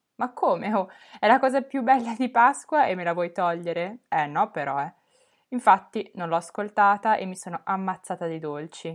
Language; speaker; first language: Italian; native; Italian